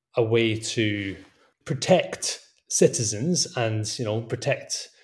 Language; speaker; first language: English; native; English